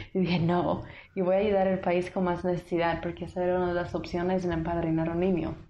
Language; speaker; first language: Spanish; non-native, fluent; English